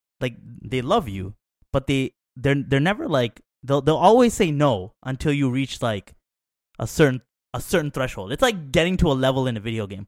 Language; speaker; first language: English; early bilingual, other home language; Tamil